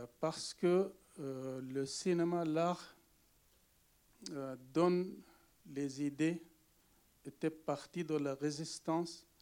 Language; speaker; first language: French; non-native, learner; Arabic